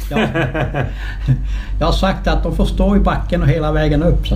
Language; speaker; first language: Swedish; native; Swedish